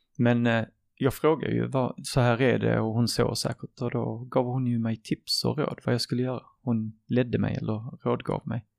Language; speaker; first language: Swedish; early bilingual, other home language; Arabic